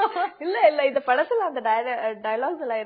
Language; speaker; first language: Tamil; non-native, fluent; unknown